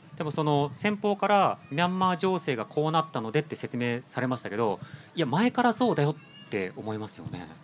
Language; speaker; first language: Japanese; native; Japanese